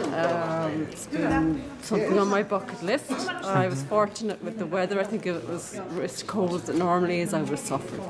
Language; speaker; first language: English; non-native, fluent; Bulgarian